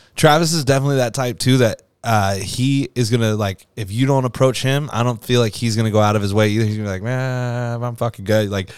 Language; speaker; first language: English; native; English